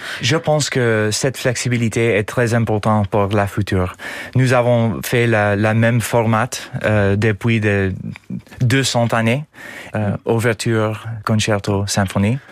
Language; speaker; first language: French; non-native, learner; English